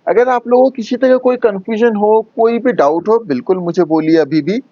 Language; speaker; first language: Hindi; non-native, local second language; Bangla